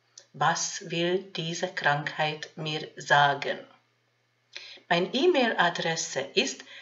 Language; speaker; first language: German; non-native, fluent; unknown